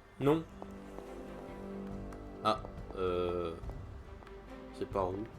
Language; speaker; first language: French; native; French